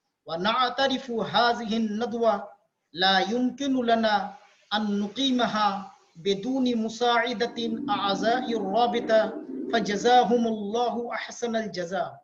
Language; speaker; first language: Arabic; non-native, fluent; Bangla